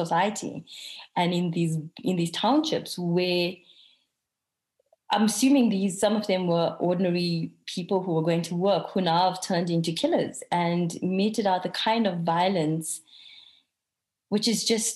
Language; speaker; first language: English; native; English